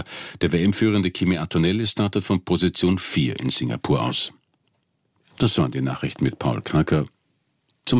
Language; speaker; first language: German; native; German